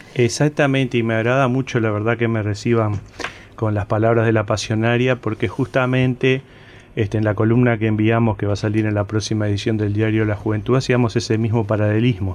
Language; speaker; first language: Spanish; native; Spanish